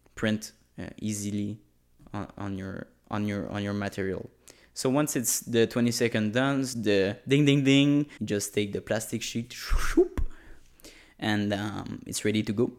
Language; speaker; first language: English; non-native, fluent; French